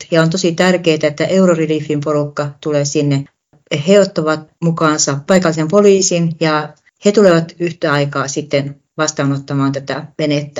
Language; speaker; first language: Finnish; native; Finnish